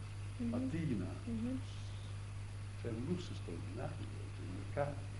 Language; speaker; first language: Italian; early bilingual, heritage; Italian